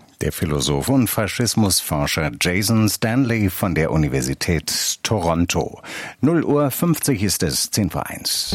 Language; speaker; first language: German; native; German